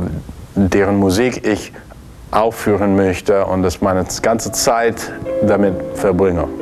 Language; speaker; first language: German; non-native, fluent; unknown